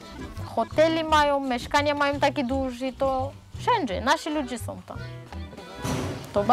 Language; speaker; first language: Polish; non-native, learner; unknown